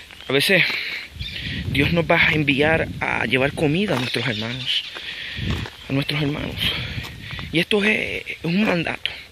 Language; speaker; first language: Spanish; native; Spanish